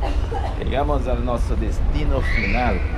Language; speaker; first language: Spanish; non-native, learner; Portuguese